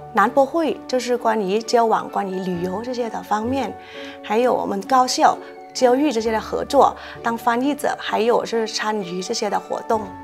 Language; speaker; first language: Chinese; non-native, fluent; Thai